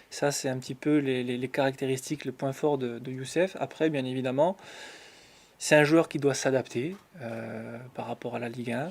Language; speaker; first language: French; native; French